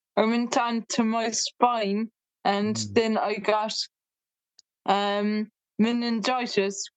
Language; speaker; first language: English; native; English